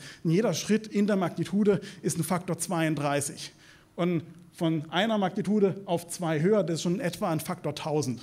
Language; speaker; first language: German; native; German